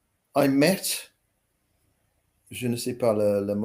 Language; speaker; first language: French; non-native, learner; English